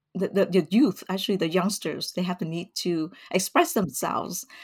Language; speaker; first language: English; early bilingual, other home language; Vietnamese